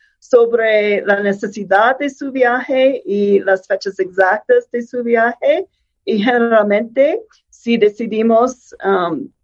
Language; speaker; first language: Spanish; non-native, fluent; English